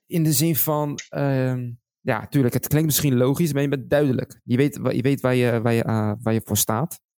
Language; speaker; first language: Dutch; native; Dutch